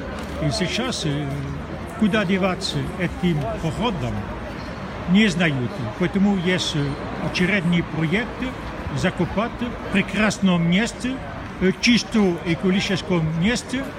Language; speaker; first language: Russian; non-native, fluent; French